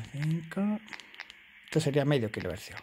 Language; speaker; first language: Spanish; native; Spanish